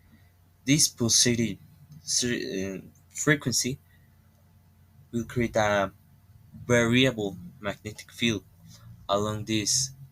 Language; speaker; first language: English; non-native, learner; Spanish